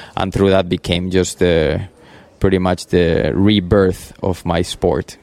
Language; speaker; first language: English; early bilingual, other home language; Spanish